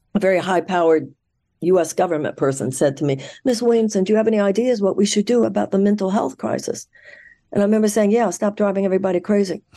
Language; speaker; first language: English; native; English